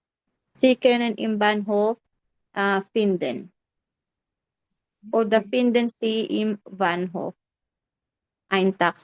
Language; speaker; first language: German; non-native, fluent; Filipino